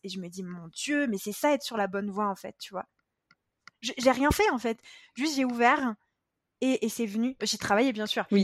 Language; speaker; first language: French; native; French